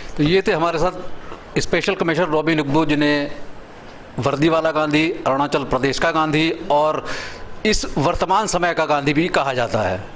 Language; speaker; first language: Hindi; native; Hindi